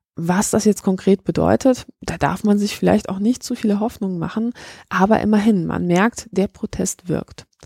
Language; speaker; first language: German; early bilingual, other home language; Polish